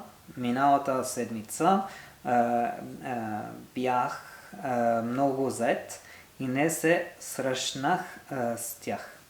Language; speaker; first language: Bulgarian; non-native, learner; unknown